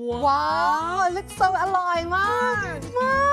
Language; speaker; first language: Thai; non-native, fluent; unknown